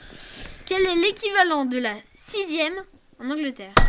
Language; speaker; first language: French; native; French